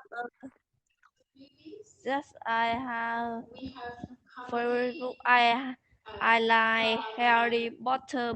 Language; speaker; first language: English; non-native, learner; Vietnamese